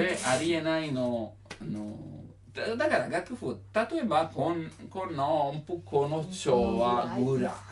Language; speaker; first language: Japanese; non-native, learner; Italian